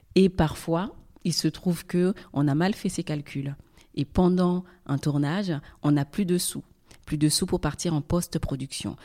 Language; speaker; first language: French; early bilingual, other home language; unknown